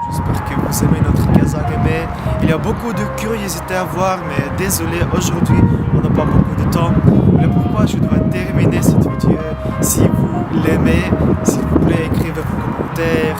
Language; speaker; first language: French; non-native, fluent; Russian